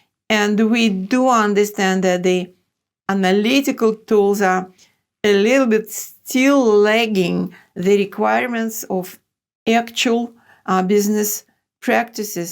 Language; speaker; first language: English; non-native, fluent; Russian